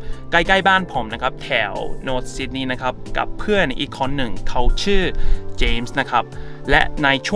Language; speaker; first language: Thai; non-native, fluent; English